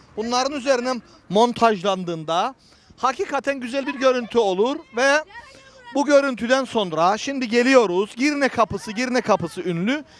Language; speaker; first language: Turkish; native; Turkish